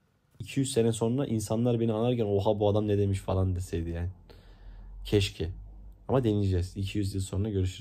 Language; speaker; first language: Turkish; native; Turkish